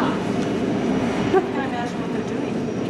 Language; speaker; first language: English; native; English